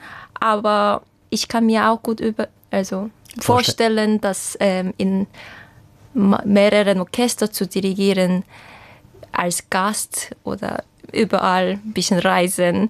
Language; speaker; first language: German; non-native, fluent; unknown